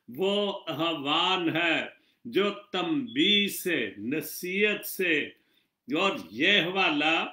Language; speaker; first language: Urdu; non-native, local second language; Punjabi